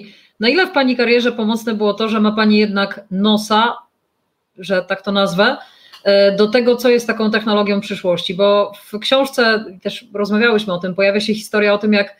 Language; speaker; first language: Polish; native; Polish